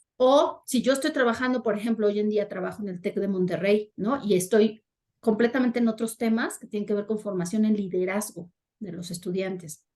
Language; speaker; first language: Spanish; native; Spanish